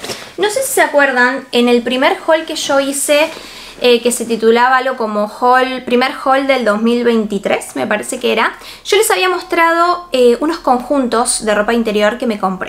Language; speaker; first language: Spanish; native; Spanish